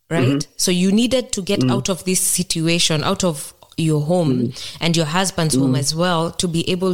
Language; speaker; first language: English; non-native, local second language; Kikuyu